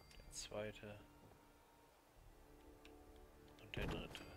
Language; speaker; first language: German; native; German